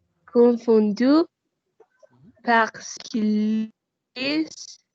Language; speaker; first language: French; non-native, learner; Spanish